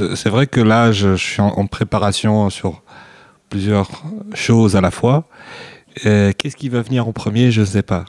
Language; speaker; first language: French; non-native, local second language; Arabic